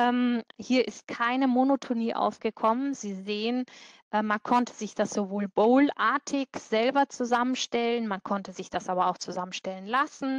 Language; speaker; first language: German; native; German